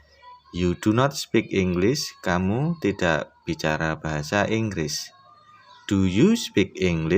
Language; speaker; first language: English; non-native, fluent; Indonesian